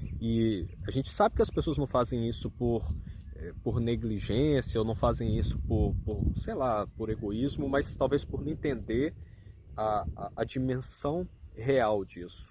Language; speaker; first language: Portuguese; native; Portuguese